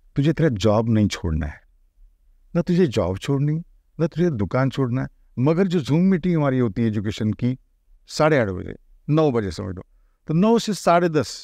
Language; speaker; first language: Hindi; non-native, local second language; Marathi